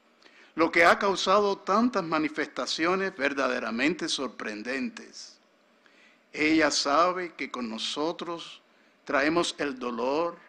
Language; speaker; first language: Spanish; native; Spanish